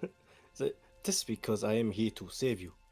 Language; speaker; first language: English; native; English